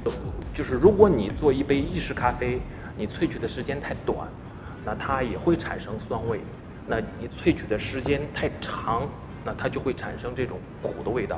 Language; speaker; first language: Chinese; native; Chinese